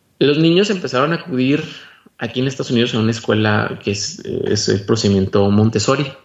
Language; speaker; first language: Spanish; native; Spanish